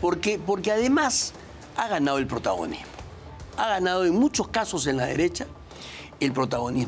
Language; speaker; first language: Spanish; native; Spanish